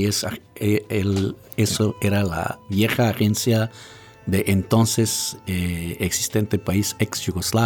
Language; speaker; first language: Spanish; non-native, fluent; Serbian